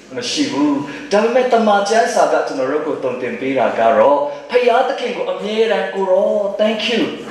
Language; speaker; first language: Burmese; non-native, local second language; Hakha Chin